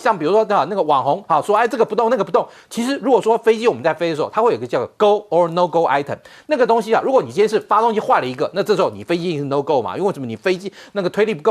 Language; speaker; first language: Chinese; native; Chinese